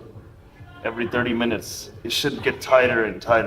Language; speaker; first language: English; native; English